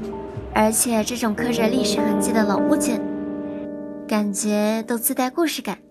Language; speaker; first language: Chinese; native; Chinese